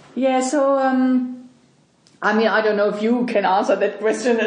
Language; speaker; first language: English; non-native, fluent; German